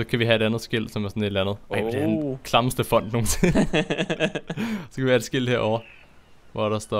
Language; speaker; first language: Danish; native; Danish